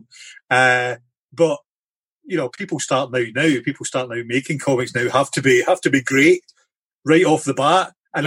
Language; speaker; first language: English; native; English